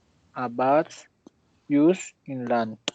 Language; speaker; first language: English; non-native, learner; Spanish